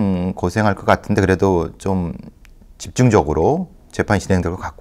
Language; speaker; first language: Korean; native; Korean